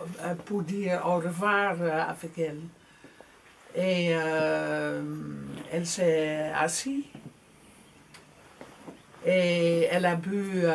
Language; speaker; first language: French; non-native, fluent; Dutch